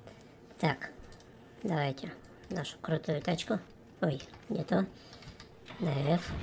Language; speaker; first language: Russian; native; Russian